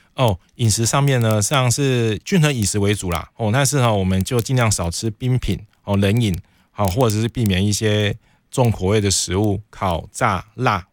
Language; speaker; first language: Chinese; native; Chinese